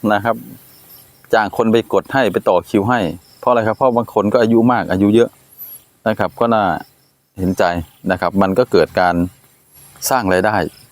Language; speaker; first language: Thai; native; Thai